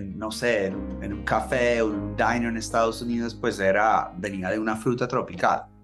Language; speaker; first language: Spanish; non-native, fluent; English